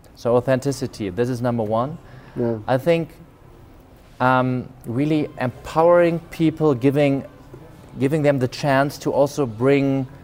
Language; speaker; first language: English; non-native, fluent; German